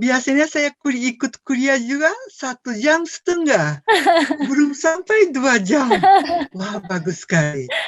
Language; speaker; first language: Indonesian; non-native, fluent; Japanese